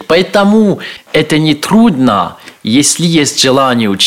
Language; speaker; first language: Russian; non-native, learner; French